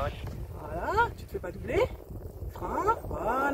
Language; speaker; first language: French; native; French